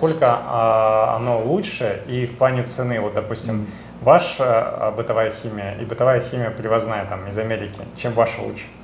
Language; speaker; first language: Russian; native; Russian